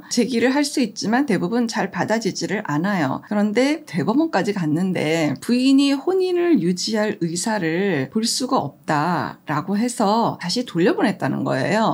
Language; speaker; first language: Korean; native; Korean